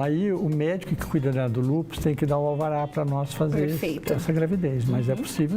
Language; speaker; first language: Portuguese; native; Portuguese